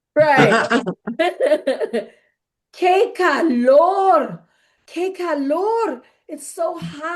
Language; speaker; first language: Spanish; non-native, fluent; English